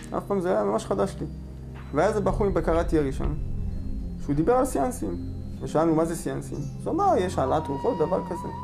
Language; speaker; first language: Hebrew; native; Hebrew